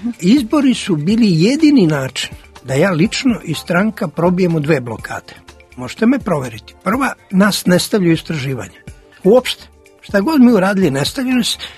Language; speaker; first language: Serbian; native; Serbian